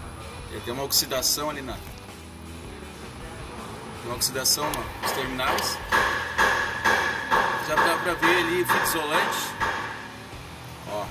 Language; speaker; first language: Portuguese; native; Portuguese